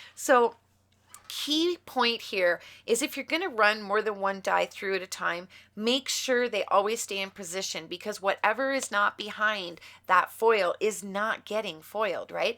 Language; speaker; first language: English; native; English